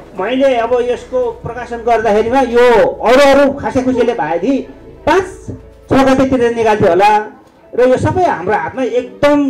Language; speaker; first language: Nepali; non-native, local second language; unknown